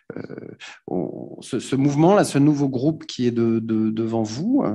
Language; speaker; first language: French; native; French